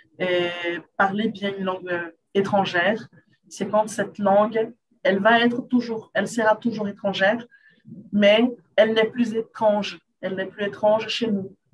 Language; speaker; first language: French; non-native, fluent; Portuguese